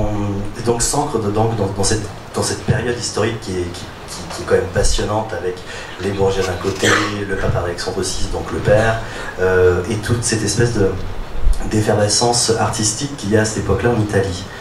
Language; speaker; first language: French; native; French